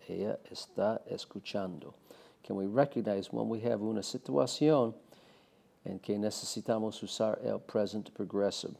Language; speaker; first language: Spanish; non-native, fluent; English